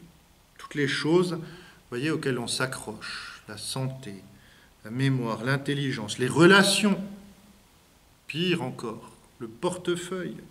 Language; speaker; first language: French; native; French